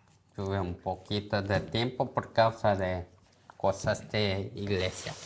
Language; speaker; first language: Spanish; non-native, learner; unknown